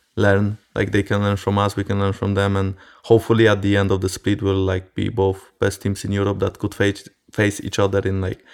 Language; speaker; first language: English; non-native, fluent; Polish